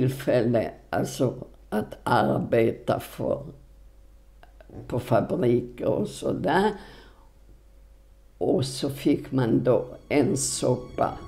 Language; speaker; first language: Swedish; non-native, fluent; Polish